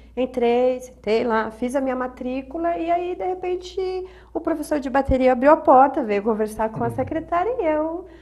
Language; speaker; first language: Portuguese; native; Portuguese